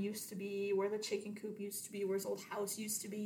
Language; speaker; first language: English; native; English